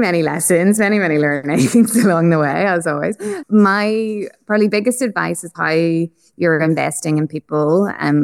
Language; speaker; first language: English; native; English